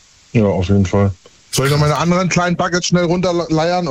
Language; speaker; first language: German; native; German